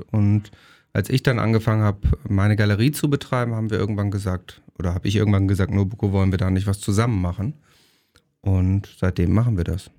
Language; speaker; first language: German; native; German